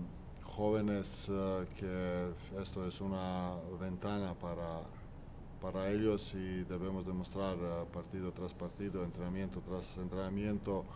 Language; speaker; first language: Spanish; non-native, fluent; Croatian